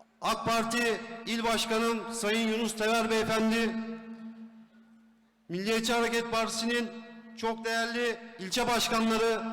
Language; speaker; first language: Turkish; native; Turkish